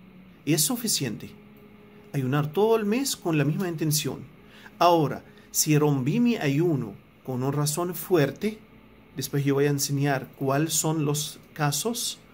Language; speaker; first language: Spanish; non-native, fluent; Arabic